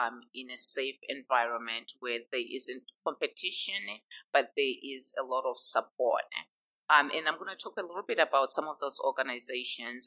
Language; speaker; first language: English; non-native, local second language; Shona